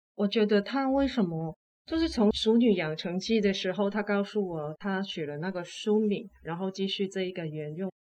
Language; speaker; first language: Chinese; non-native, fluent; Cantonese